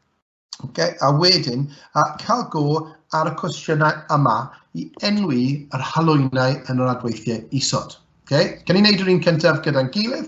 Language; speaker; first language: Welsh; native; Welsh